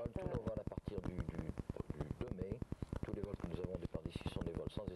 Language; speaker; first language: French; native; French